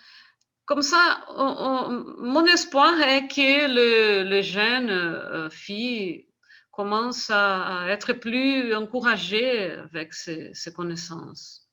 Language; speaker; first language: French; non-native, fluent; Portuguese